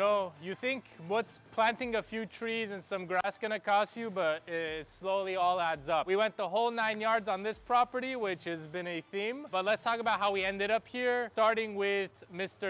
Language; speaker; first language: English; native; English